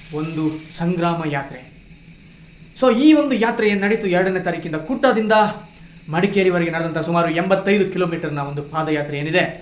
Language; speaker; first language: Kannada; non-native, local second language; Kodava